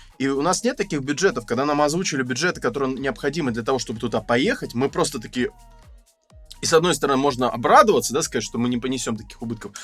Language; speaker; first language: Russian; native; Russian